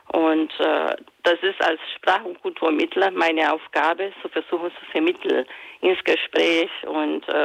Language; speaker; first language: German; non-native, fluent; Portuguese